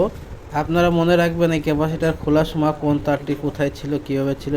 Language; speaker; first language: Bangla; native; Bangla